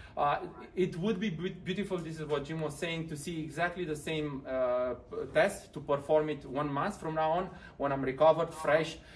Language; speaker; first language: English; non-native, fluent; Romanian